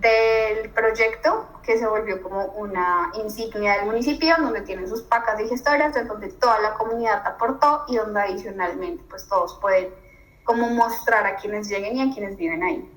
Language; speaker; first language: Spanish; native; Spanish